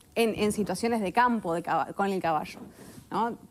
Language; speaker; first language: Spanish; native; Spanish